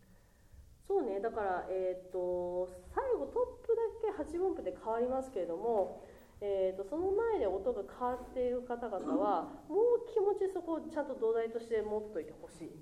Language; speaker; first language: Japanese; native; Japanese